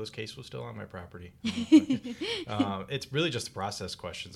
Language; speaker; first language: English; native; English